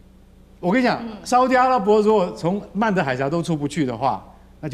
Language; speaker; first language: Chinese; native; Chinese